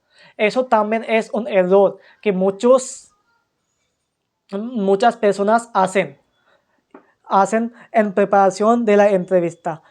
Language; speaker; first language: Spanish; non-native, fluent; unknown